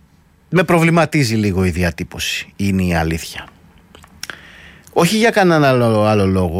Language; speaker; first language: Greek; native; Greek